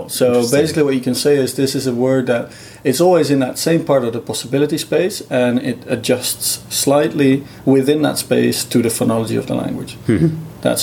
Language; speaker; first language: English; non-native, fluent; Dutch